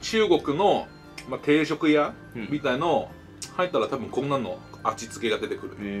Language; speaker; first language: Japanese; native; Japanese